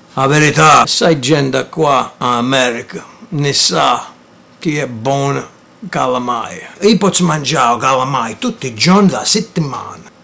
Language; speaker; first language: Italian; early bilingual, heritage; English